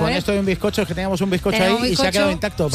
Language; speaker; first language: Spanish; native; Spanish